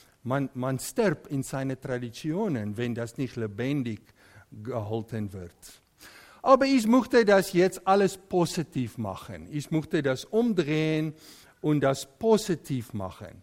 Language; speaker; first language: German; non-native, fluent; Dutch